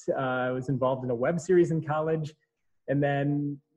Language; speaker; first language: English; native; English